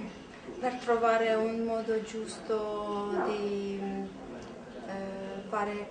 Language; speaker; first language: Italian; non-native, learner; Armenian